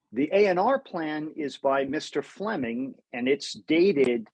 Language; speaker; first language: English; native; English